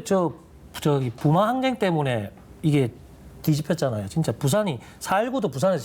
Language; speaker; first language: Korean; native; Korean